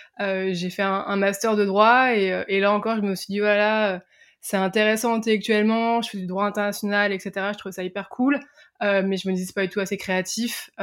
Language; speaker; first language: French; native; French